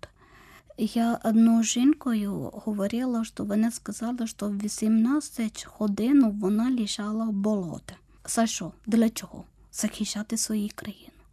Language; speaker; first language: Ukrainian; non-native, learner; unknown